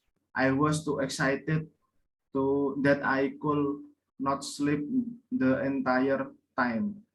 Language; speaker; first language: English; non-native, learner; Indonesian